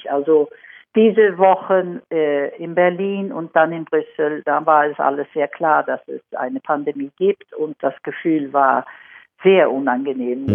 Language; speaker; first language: German; non-native, fluent; Swedish